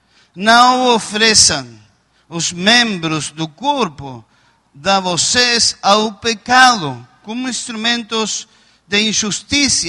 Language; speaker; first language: Portuguese; non-native, learner; Spanish